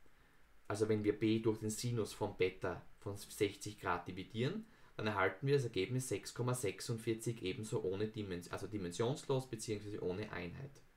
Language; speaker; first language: German; native; German